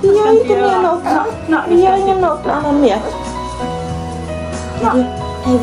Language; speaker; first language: Swedish; non-native, learner; Vietnamese